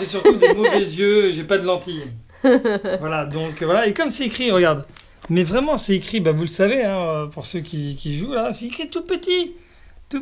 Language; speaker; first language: French; native; French